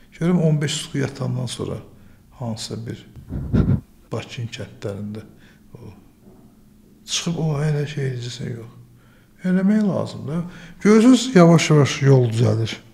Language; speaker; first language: Azerbaijani; native; Azerbaijani